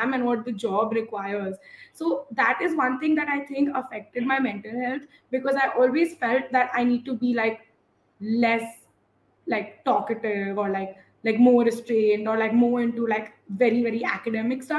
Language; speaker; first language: English; non-native, local second language; Gujarati